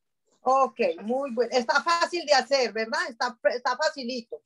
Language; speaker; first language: Spanish; native; Spanish